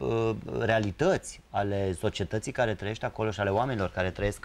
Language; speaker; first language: Romanian; native; Romanian